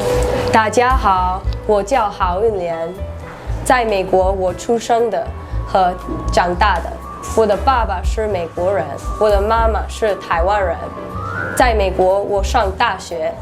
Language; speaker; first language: Chinese; early bilingual, heritage; English